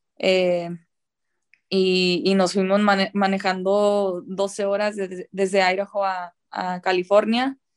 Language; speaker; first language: Spanish; early bilingual, heritage; Spanish